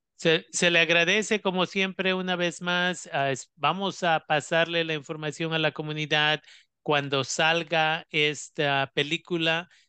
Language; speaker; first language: Spanish; native; Spanish